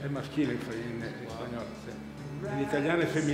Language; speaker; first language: Italian; non-native, fluent; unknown